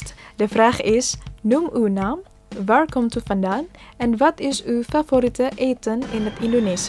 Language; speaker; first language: Dutch; non-native, learner; Indonesian